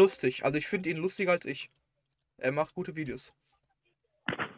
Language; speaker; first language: German; native; German